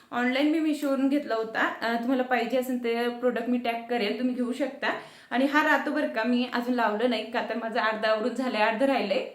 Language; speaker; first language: Marathi; non-native, local second language; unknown